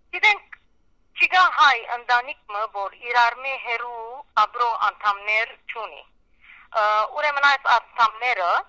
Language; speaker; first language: Armenian; early bilingual, heritage; Armenian